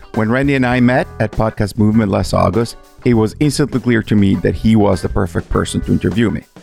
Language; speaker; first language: English; non-native, fluent; Italian